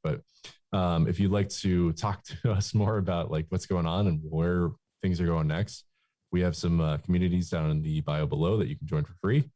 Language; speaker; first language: English; native; English